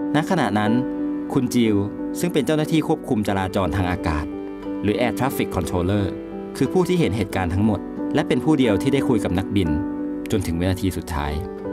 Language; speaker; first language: Thai; native; Thai